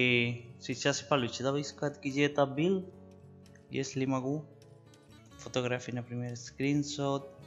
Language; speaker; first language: Russian; non-native, learner; Spanish